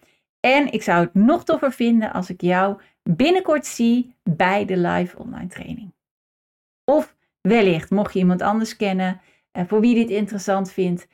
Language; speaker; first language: Dutch; native; Dutch